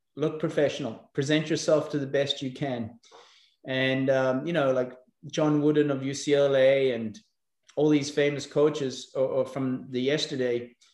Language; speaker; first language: English; native; English